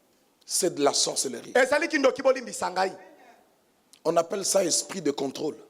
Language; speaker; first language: French; non-native, local second language; Lingala